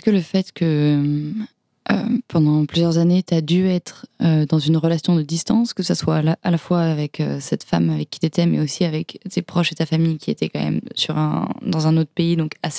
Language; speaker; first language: French; native; French